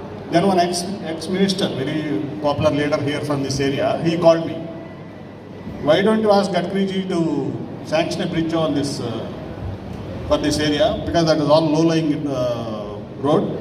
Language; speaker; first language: English; non-native, local second language; Telugu